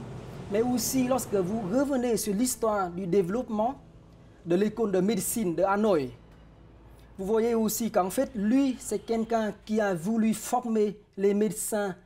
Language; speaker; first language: French; non-native, fluent; Vietnamese